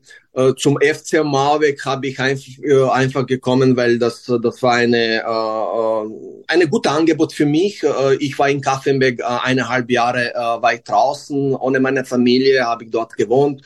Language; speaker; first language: German; non-native, learner; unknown